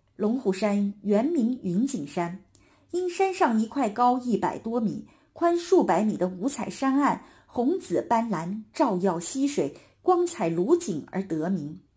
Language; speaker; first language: Chinese; native; Chinese